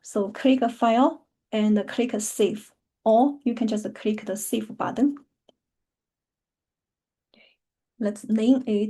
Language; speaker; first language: English; non-native, fluent; Chinese